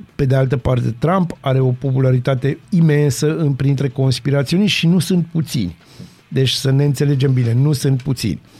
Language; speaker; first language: Romanian; native; Romanian